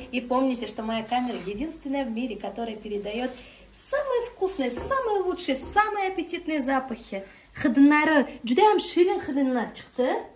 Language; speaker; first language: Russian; native; Russian